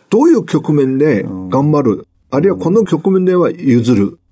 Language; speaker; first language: Japanese; non-native, fluent; Chinese